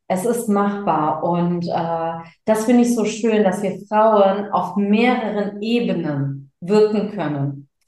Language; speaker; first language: German; early bilingual, other home language; Tamil